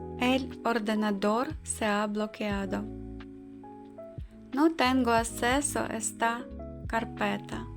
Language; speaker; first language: Spanish; non-native, fluent; Ukrainian